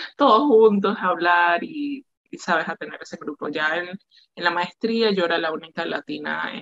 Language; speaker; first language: Spanish; native; Spanish